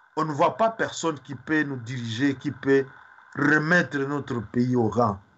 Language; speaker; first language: French; non-native, local second language; Swahili